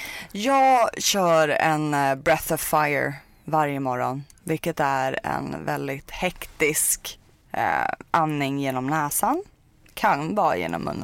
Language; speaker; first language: Swedish; early bilingual, other home language; Persian